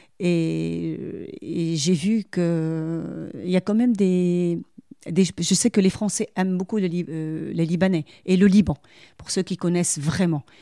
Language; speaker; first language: French; non-native, local second language; Arabic